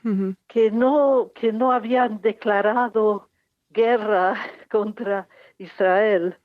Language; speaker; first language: Spanish; non-native, fluent; English